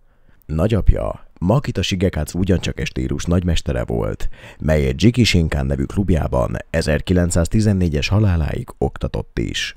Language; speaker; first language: Hungarian; native; Hungarian